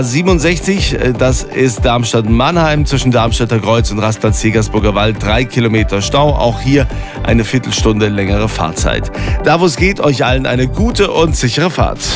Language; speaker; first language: German; native; German